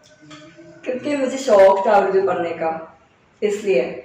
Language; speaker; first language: Hindi; non-native, fluent; Japanese